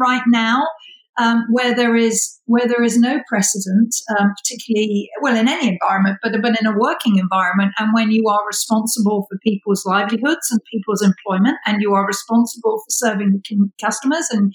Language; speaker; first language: English; native; English